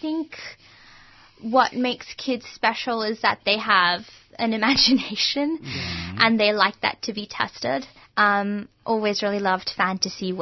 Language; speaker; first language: English; non-native, local second language; Gujarati